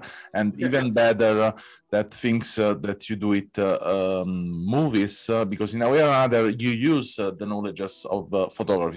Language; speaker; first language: English; non-native, learner; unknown